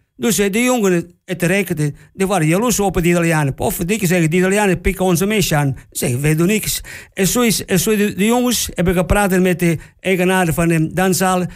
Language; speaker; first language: Dutch; non-native, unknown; Italian